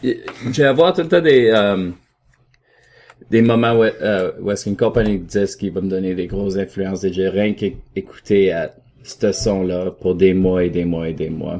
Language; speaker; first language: French; native; French